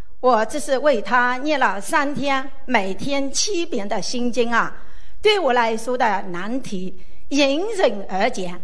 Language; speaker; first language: Chinese; native; Chinese